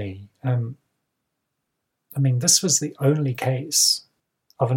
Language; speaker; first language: English; native; English